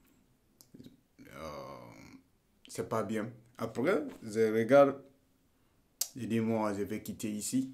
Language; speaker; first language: French; non-native, learner; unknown